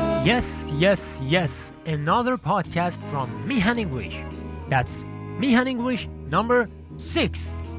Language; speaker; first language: English; non-native, fluent; Persian